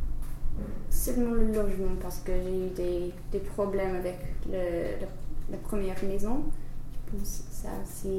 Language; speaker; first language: French; non-native, learner; English